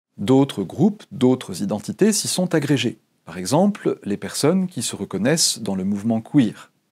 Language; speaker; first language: French; native; French